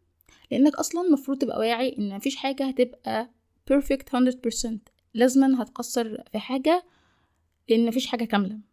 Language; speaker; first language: Arabic; native; Arabic